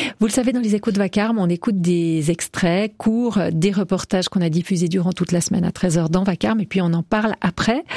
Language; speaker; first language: French; native; French